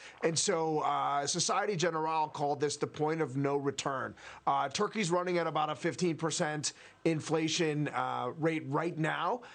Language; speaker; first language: English; native; English